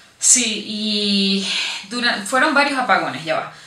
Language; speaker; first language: Spanish; native; Spanish